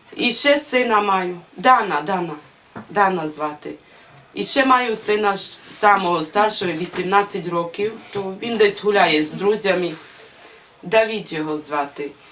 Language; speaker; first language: Ukrainian; non-native, local second language; Romany